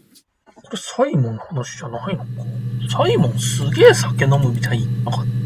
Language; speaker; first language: Japanese; native; Japanese